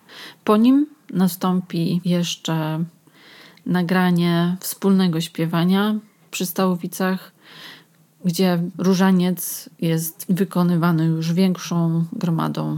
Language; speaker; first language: Polish; native; Polish